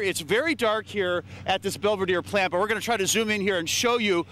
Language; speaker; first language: English; native; English